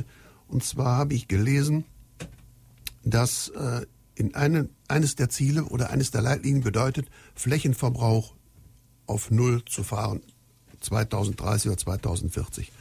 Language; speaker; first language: German; native; German